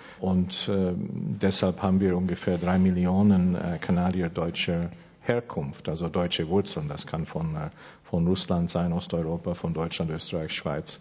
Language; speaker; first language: German; early bilingual, heritage; German